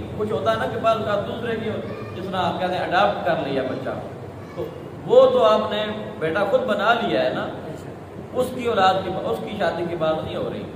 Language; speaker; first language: Urdu; non-native, local second language; Punjabi